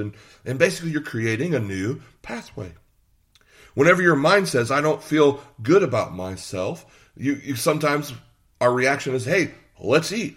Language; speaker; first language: English; native; English